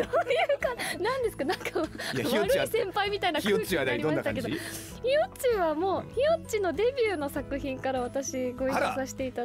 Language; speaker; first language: Japanese; native; Japanese